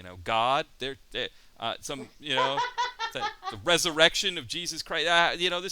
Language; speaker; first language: English; native; English